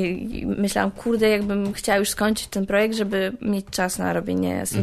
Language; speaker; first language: Polish; native; Polish